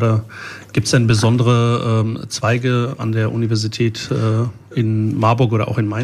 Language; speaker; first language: German; early bilingual, other home language; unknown